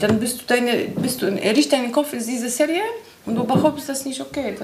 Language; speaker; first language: German; non-native, learner; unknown